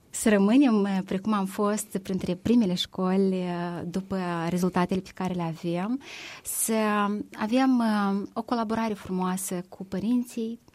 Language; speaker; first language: Romanian; native; Romanian